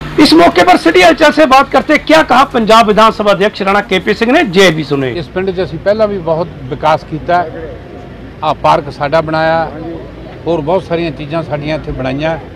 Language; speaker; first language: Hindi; non-native, local second language; Punjabi